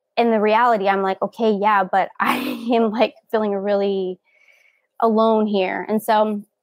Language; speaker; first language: English; native; English